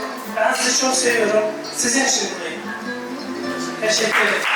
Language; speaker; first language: Turkish; non-native, learner; Uzbek